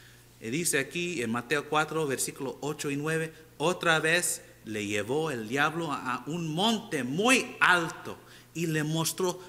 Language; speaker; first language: Spanish; non-native, fluent; English